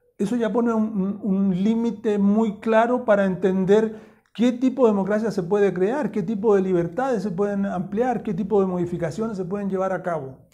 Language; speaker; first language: Spanish; native; Spanish